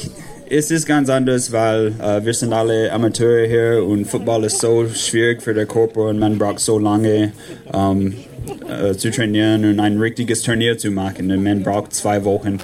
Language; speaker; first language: German; non-native, learner; English